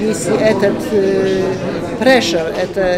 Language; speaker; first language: Russian; non-native, fluent; Polish